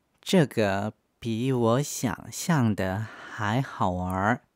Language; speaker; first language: Chinese; non-native, fluent; Korean